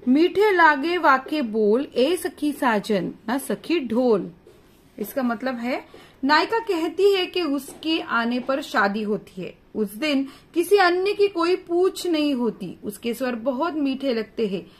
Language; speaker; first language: Hindi; non-native, local second language; Marathi